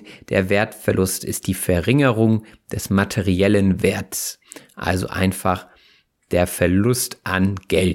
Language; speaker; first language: German; native; German